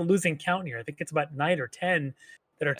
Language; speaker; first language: English; native; English